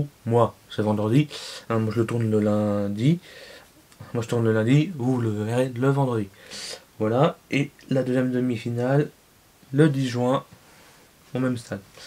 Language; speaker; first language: French; native; French